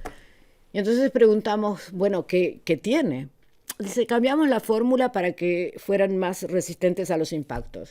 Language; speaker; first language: Spanish; native; Spanish